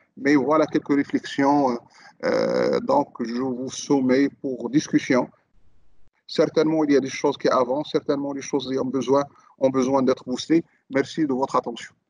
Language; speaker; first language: French; non-native, local second language; Arabic